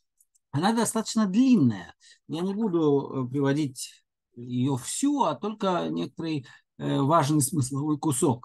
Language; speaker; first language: Russian; native; Russian